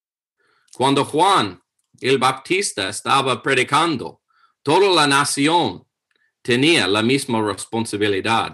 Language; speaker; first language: Spanish; non-native, fluent; English